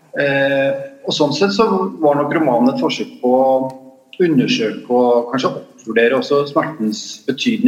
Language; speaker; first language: Norwegian; native; Norwegian